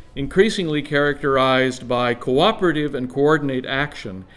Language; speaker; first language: English; native; English